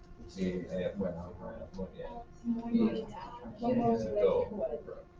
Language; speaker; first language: Spanish; non-native, fluent; English